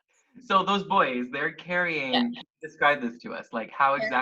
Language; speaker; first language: English; native; English